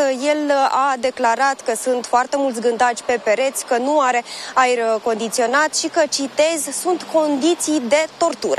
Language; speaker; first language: Romanian; native; Romanian